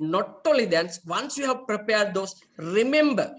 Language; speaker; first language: English; non-native, local second language; Sinhala